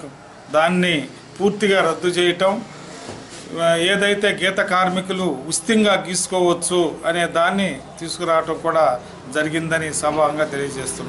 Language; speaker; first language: Telugu; native; Telugu